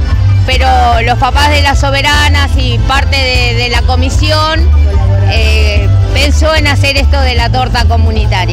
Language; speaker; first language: Spanish; native; Spanish